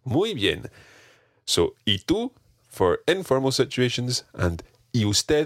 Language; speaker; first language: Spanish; non-native, fluent; English